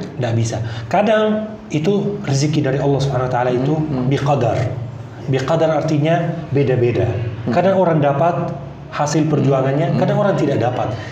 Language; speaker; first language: Indonesian; non-native, fluent; Arabic